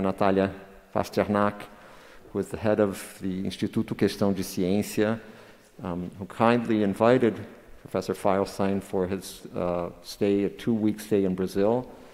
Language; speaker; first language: English; non-native, fluent; Portuguese